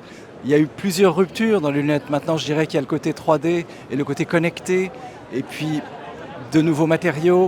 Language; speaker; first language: French; native; French